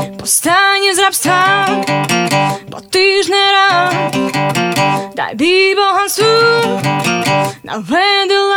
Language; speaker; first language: Ukrainian; native; Ukrainian